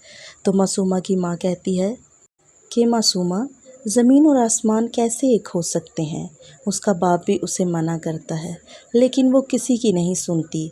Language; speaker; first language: Urdu; native; Urdu